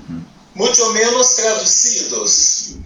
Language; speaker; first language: Spanish; non-native, learner; Portuguese